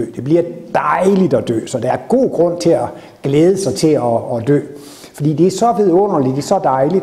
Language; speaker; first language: Danish; native; Danish